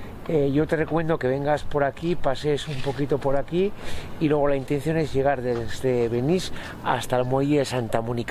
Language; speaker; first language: Spanish; native; Spanish